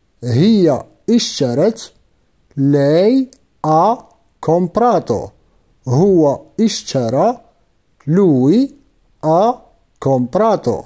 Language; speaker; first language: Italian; non-native, fluent; Arabic